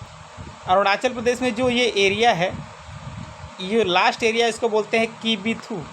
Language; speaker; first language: Hindi; native; Hindi